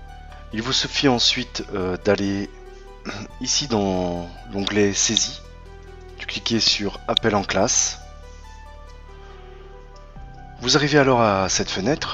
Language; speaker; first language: French; native; French